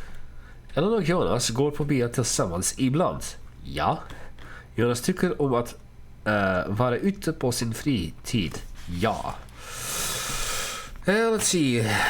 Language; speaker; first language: Swedish; non-native, learner; Dutch